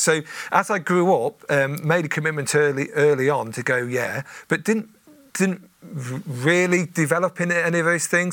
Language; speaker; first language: English; native; English